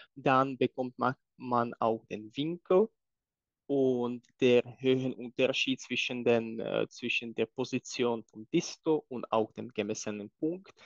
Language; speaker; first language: German; non-native, fluent; Czech